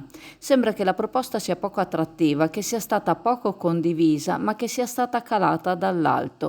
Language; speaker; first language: Italian; native; Italian